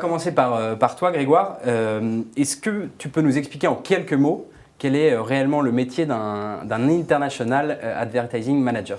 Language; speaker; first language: French; native; French